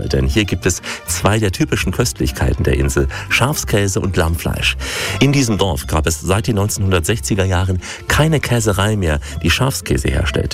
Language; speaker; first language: German; native; German